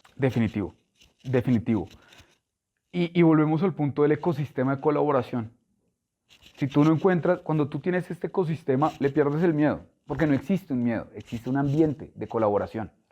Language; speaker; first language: Spanish; native; Spanish